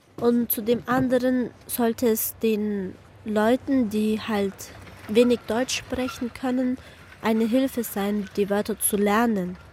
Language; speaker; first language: German; early bilingual, other home language; Turkish